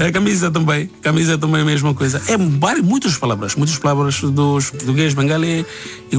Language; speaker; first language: Portuguese; non-native, learner; Bangla